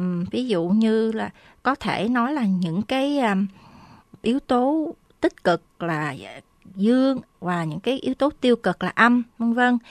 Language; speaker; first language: Vietnamese; native; Vietnamese